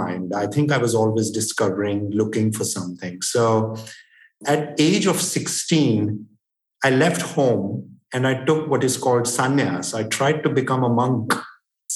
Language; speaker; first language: English; non-native, local second language; Hindi